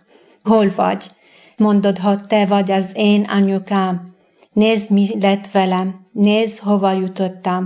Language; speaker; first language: Hungarian; non-native, fluent; Arabic